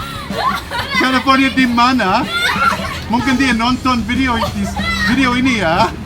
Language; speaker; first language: Indonesian; non-native, learner; English